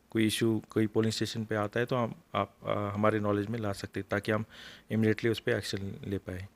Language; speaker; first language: Hindi; non-native, local second language; Marathi